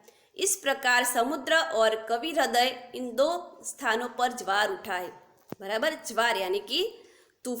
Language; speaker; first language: Hindi; non-native, local second language; Gujarati